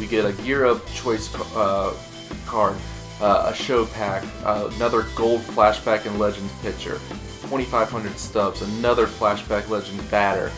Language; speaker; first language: English; native; English